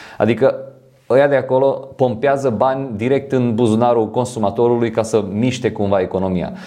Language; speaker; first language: Romanian; non-native, fluent; French